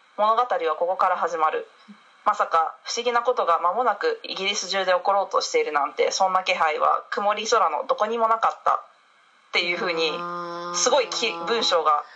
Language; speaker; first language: Japanese; native; Japanese